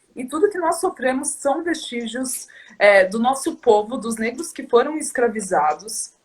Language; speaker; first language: Portuguese; native; Portuguese